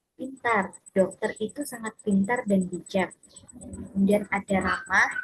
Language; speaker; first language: Indonesian; native; Indonesian